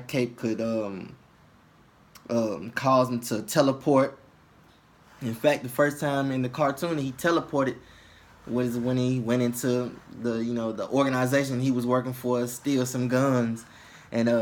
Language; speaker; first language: English; native; English